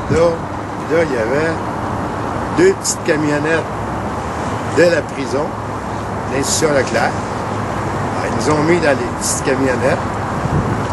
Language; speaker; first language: French; native; French